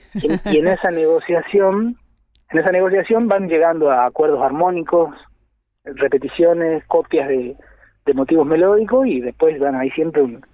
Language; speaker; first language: Spanish; native; Spanish